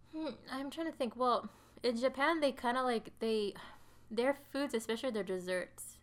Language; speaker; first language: English; early bilingual, other home language; Sinhala